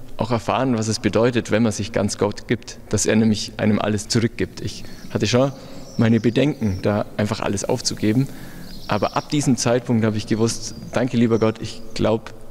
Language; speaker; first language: German; native; German